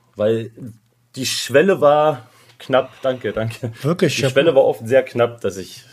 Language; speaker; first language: German; native; German